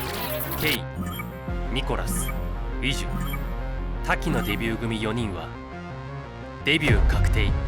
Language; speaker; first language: Japanese; native; Japanese